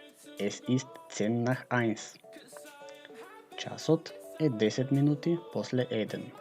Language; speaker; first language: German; non-native, fluent; Macedonian